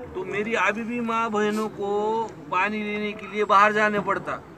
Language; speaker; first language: Hindi; non-native, local second language; Marathi